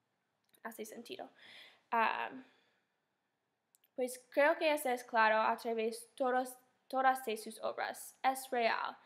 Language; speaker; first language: Spanish; non-native, fluent; English